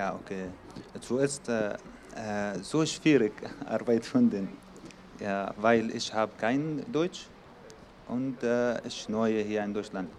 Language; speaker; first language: German; non-native, learner; Arabic